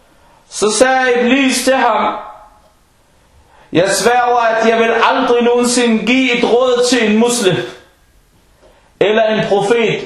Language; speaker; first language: Danish; early bilingual, other home language; Arabic